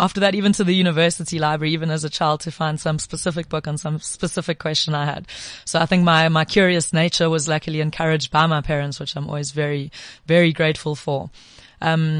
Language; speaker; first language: English; native; English